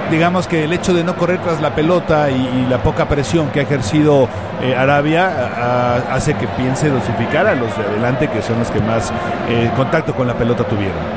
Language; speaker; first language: Spanish; native; Spanish